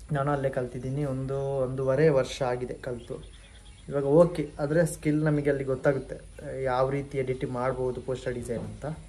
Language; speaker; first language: Kannada; non-native, local second language; Tulu